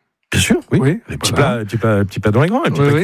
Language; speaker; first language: French; native; French